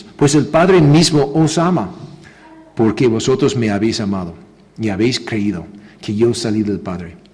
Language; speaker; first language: Spanish; non-native, fluent; English